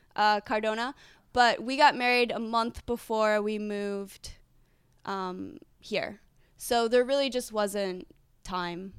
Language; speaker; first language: English; native; English